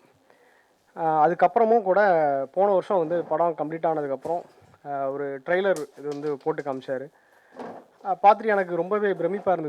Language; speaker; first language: Tamil; native; Tamil